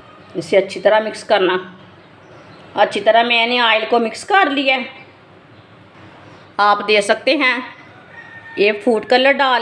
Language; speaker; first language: Hindi; native; Hindi